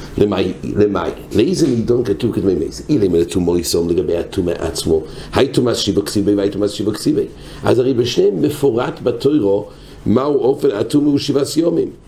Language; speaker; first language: Hebrew; non-native, fluent; English